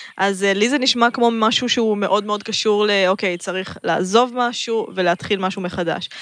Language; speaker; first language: Hebrew; native; Hebrew